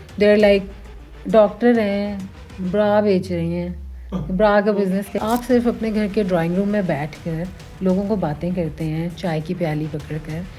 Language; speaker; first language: Urdu; early bilingual, heritage; Urdu